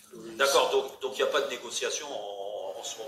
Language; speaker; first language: French; native; French